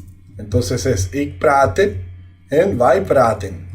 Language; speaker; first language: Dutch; non-native, learner; Spanish